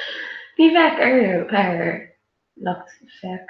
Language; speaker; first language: Irish; non-native, local second language; English